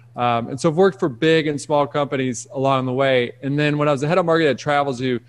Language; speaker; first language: English; native; English